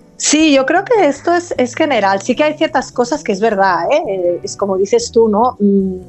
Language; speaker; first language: Spanish; non-native, local second language; Catalan